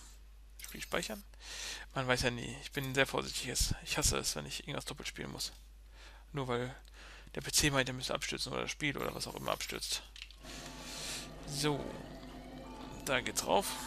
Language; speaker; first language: German; native; German